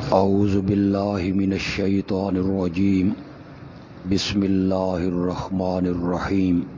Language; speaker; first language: Urdu; non-native, local second language; Punjabi